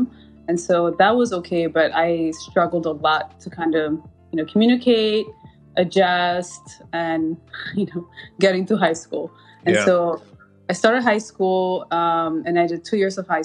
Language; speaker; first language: English; non-native, fluent; Amharic